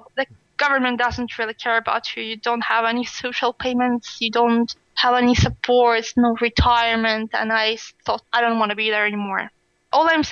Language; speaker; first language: English; non-native, fluent; Russian